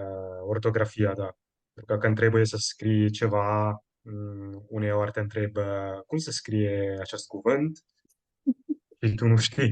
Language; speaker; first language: Romanian; non-native, fluent; Italian